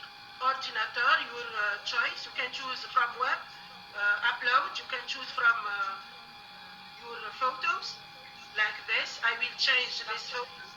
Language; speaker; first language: English; non-native, learner; Arabic